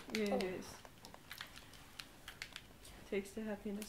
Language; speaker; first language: English; non-native, fluent; Finnish